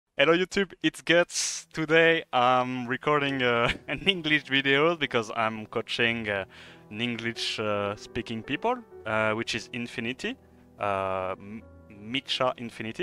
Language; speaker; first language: English; non-native, fluent; French